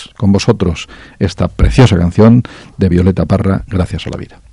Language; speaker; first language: Spanish; native; Spanish